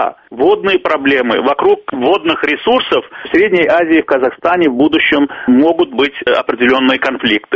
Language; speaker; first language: Russian; native; Russian